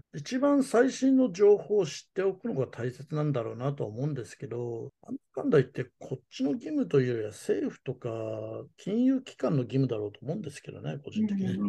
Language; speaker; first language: Japanese; native; Japanese